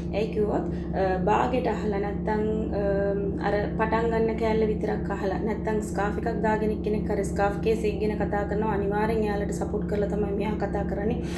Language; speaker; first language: Sinhala; non-native, local second language; Tamil